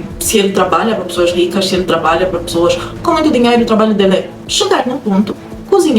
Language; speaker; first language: Portuguese; native; Portuguese